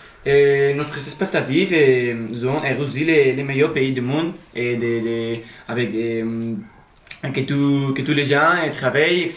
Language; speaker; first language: French; non-native, learner; Spanish